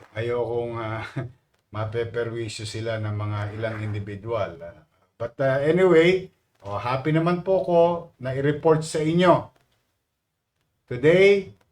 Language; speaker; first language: Filipino; native; Filipino